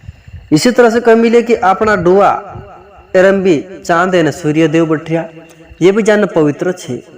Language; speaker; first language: Hindi; non-native, local second language; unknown